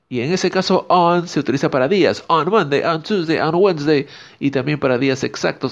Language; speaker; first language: Spanish; native; Spanish